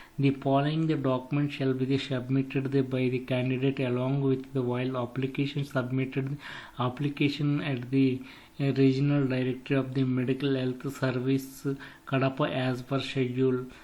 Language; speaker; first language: English; non-native, local second language; Telugu